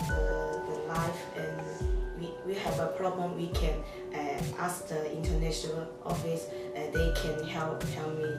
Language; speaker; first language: English; non-native, learner; Chinese